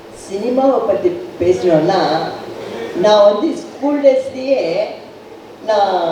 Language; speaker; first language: Tamil; non-native, local second language; Telugu